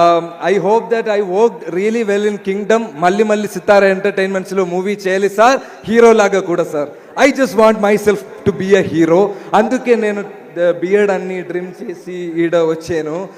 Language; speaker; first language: Telugu; non-native, learner; Malayalam